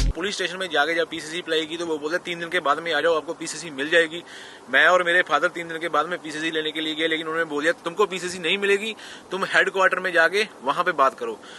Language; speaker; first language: Hindi; non-native, local second language; Punjabi